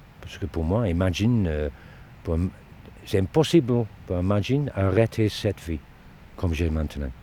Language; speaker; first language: French; non-native, learner; Dutch